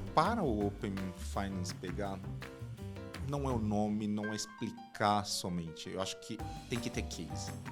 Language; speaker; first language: Portuguese; non-native, fluent; Chinese